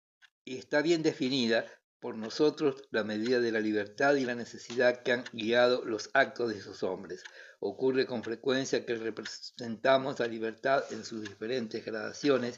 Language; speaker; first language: Spanish; native; Spanish